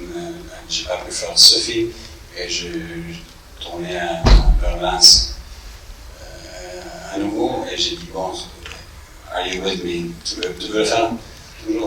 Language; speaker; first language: French; non-native, fluent; English